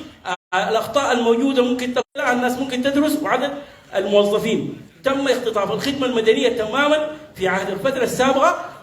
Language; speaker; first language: Arabic; native; Arabic